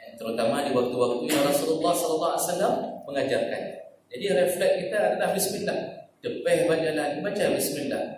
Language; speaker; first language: Malay; non-native, local second language; Achinese